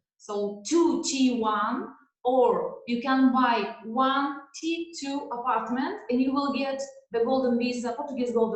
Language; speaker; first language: English; non-native, learner; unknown